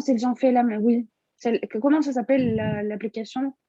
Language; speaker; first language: French; non-native, fluent; Russian